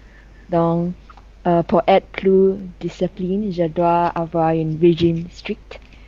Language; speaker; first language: French; non-native, learner; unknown